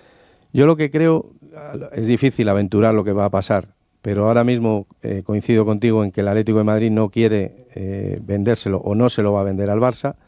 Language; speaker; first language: Spanish; native; Spanish